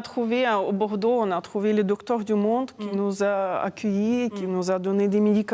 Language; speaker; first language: French; non-native, fluent; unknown